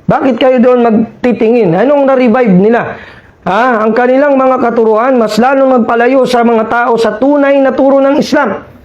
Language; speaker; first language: Filipino; non-native, local second language; Maranao